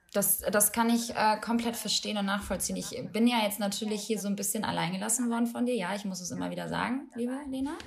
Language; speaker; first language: German; early bilingual, other home language; Albanian